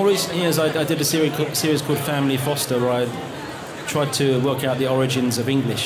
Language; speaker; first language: English; native; English